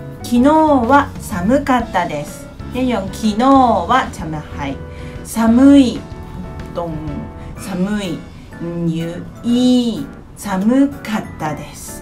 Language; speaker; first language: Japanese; non-native, fluent; Cantonese